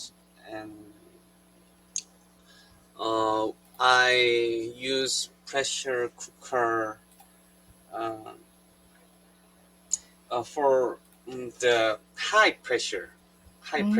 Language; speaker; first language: English; non-native, learner; Korean